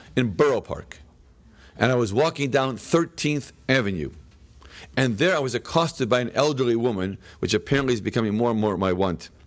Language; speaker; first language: English; native; English